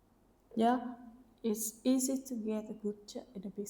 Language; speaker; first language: English; non-native, learner; Vietnamese